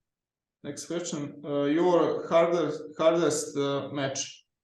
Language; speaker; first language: English; non-native, learner; Serbian